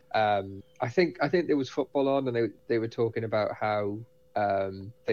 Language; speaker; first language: English; native; English